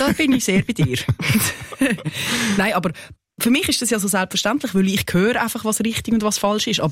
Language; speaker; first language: German; native; German